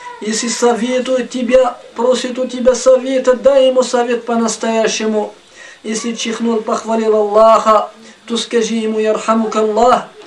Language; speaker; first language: Russian; non-native, fluent; Arabic